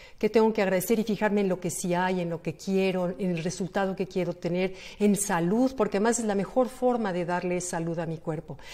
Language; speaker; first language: Spanish; native; Spanish